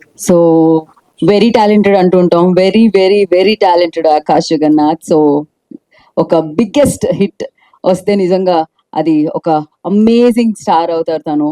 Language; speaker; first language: Telugu; native; Telugu